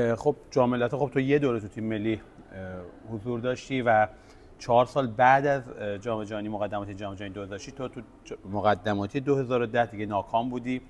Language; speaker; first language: Persian; native; Persian